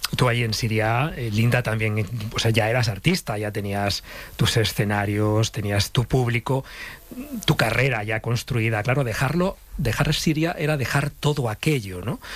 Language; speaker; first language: Spanish; native; Spanish